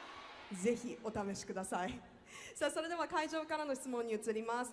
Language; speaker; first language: Japanese; native; Japanese